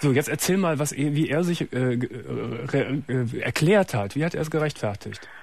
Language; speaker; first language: German; native; German